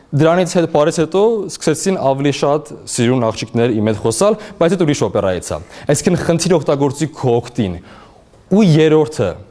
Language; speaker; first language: Armenian; early bilingual, heritage; Armenian